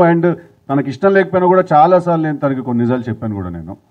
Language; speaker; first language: Telugu; native; Telugu